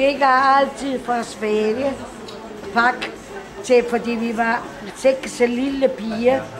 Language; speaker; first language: Swedish; non-native, learner; Italian